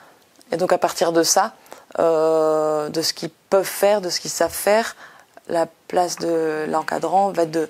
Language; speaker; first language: French; native; French